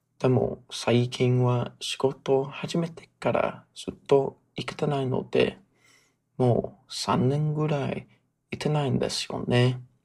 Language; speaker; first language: Japanese; non-native, learner; English